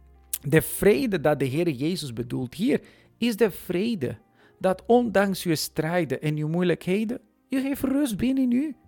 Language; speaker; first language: Dutch; non-native, fluent; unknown